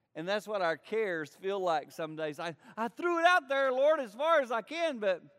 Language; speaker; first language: English; native; English